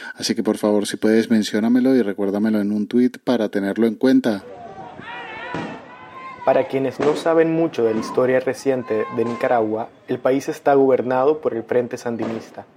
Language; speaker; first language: Spanish; native; Spanish